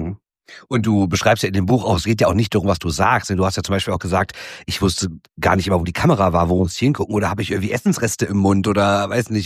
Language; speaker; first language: German; native; German